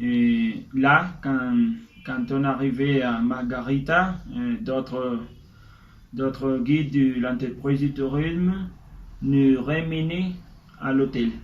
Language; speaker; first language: French; non-native, learner; Spanish